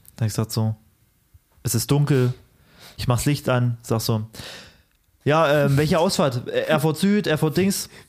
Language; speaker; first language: German; early bilingual, other home language; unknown